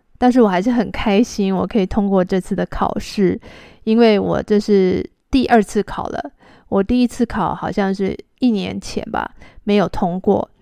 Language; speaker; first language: Chinese; native; Chinese